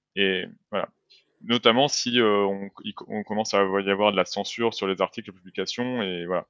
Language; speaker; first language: French; native; French